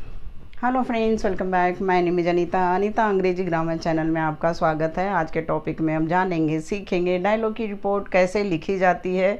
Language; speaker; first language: Hindi; native; Hindi